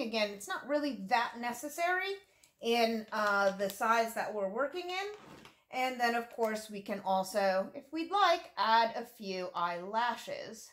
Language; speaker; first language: English; native; English